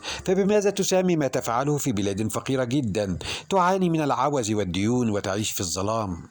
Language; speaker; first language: Arabic; native; Arabic